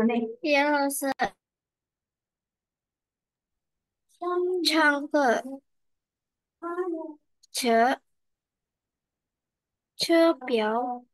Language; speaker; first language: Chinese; non-native, learner; Indonesian